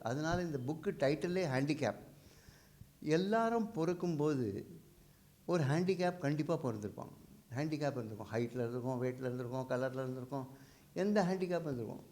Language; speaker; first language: Tamil; non-native, local second language; Hindi